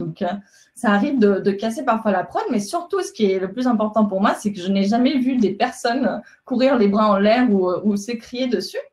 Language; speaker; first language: French; non-native, fluent; Spanish